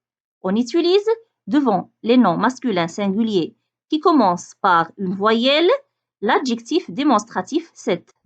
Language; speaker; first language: French; non-native, local second language; Arabic